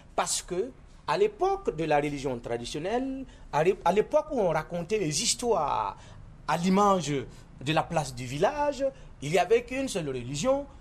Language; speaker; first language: French; non-native, local second language; Mossi